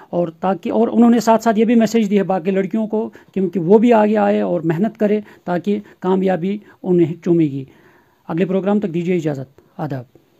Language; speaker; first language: Hindi; non-native, local second language; Kashmiri